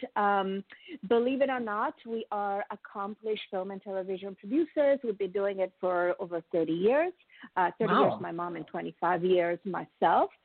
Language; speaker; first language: English; non-native, fluent; Italian